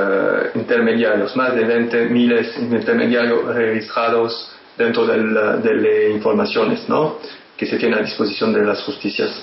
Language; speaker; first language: Spanish; non-native, fluent; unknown